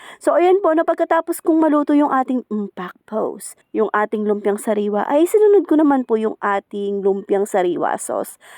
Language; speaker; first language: Filipino; native; Filipino